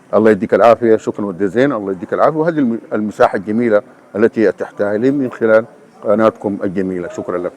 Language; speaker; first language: Arabic; native; Arabic